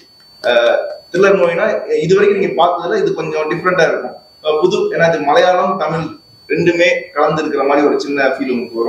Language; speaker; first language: Tamil; native; Tamil